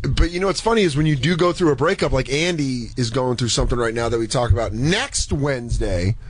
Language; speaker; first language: English; native; English